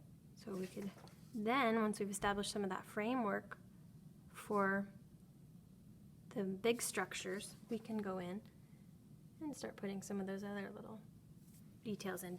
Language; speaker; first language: English; native; English